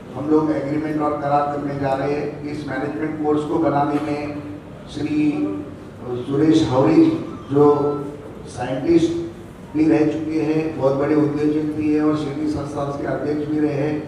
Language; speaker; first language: Hindi; non-native, local second language; Marathi